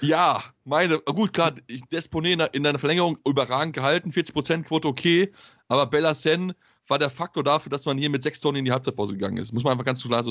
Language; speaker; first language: German; native; German